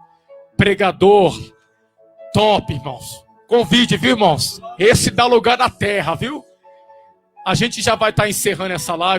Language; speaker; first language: Portuguese; native; Portuguese